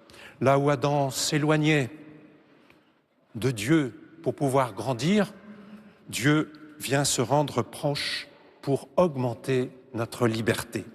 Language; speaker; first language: French; native; French